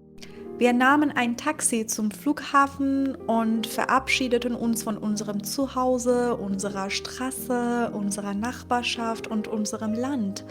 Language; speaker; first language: German; non-native, fluent; Persian